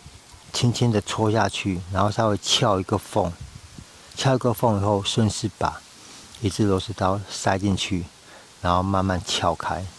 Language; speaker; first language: Chinese; native; Chinese